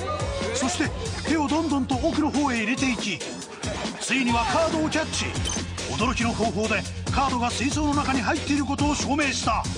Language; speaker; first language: Japanese; native; Japanese